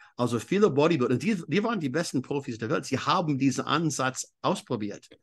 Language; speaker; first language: German; non-native, fluent; English